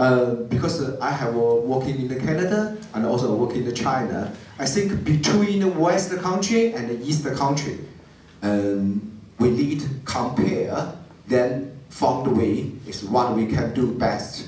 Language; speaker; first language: English; non-native, learner; Chinese